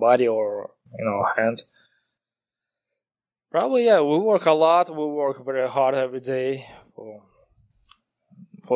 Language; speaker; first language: English; non-native, learner; Kazakh